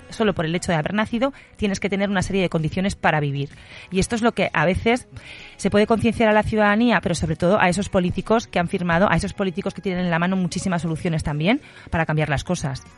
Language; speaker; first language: Spanish; native; Spanish